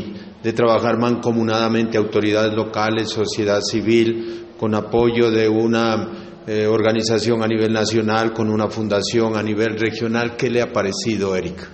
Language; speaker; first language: Spanish; native; Spanish